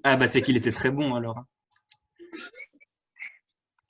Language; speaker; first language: French; native; French